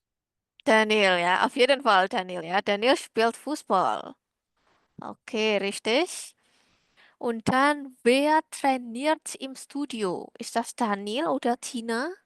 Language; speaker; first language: German; non-native, learner; Indonesian